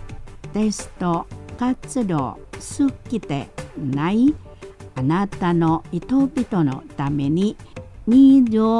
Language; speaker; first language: Japanese; non-native, fluent; Indonesian